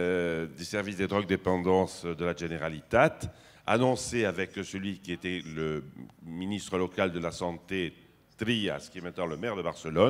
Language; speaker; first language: French; native; French